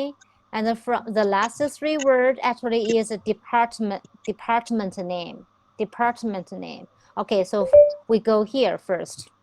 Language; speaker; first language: English; non-native, fluent; Chinese